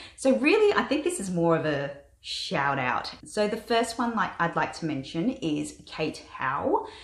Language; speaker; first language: English; native; English